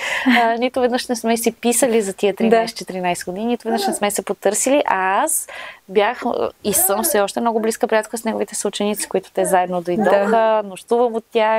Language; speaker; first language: Bulgarian; native; Bulgarian